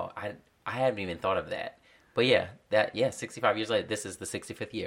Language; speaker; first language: English; native; English